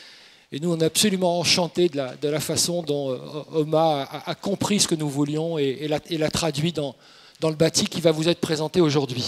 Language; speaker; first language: French; native; French